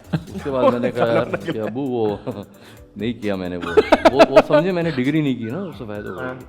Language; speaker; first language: Urdu; native; Urdu